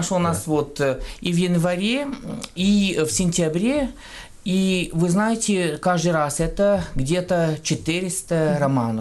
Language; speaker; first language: Russian; non-native, fluent; French